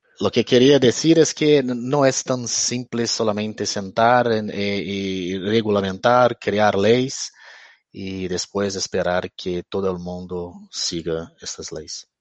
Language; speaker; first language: Spanish; non-native, fluent; Portuguese